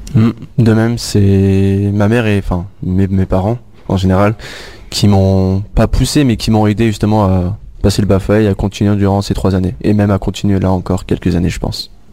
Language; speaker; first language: French; early bilingual, other home language; Arabic